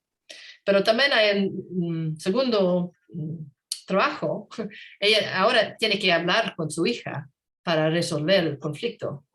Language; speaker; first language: Spanish; non-native, learner; English